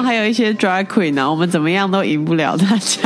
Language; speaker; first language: Chinese; native; Chinese